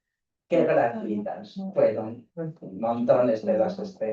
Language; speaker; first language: Spanish; native; Spanish